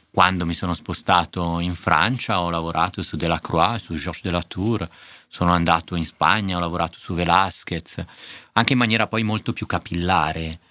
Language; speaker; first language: Italian; native; Italian